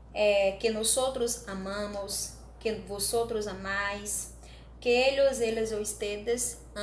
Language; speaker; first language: Spanish; non-native, learner; Portuguese